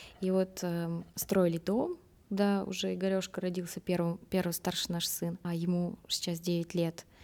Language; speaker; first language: Russian; native; Russian